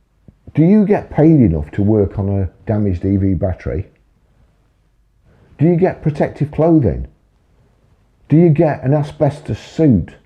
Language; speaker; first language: English; native; English